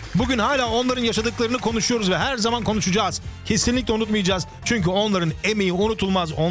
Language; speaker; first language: Turkish; early bilingual, heritage; Turkish